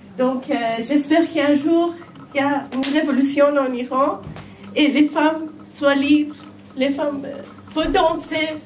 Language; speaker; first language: French; non-native, learner; Persian